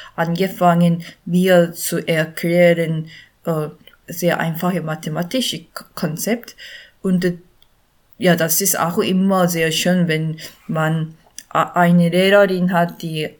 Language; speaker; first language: German; non-native, learner; Korean